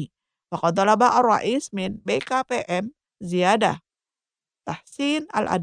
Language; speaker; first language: Arabic; non-native, fluent; Indonesian